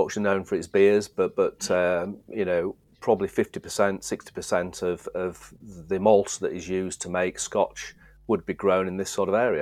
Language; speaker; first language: English; native; English